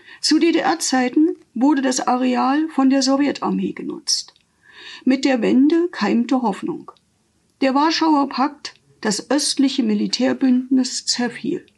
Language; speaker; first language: German; native; German